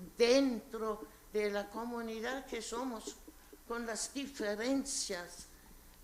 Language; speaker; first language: Spanish; non-native, fluent; German